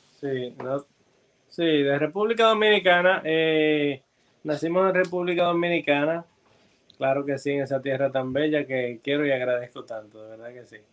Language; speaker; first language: Spanish; native; Spanish